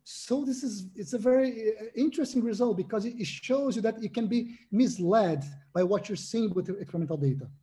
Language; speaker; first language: English; non-native, fluent; Portuguese